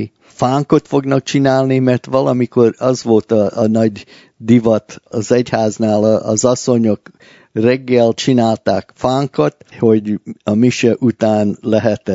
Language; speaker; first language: Hungarian; early bilingual, heritage; Hungarian